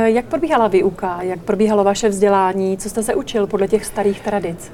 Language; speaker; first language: Czech; native; Czech